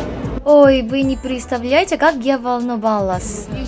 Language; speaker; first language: Russian; non-native, fluent; Korean